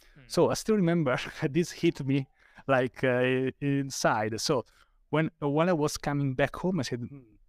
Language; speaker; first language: English; non-native, fluent; Italian